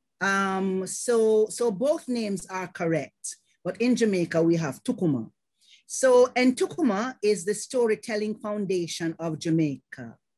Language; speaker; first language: English; native; English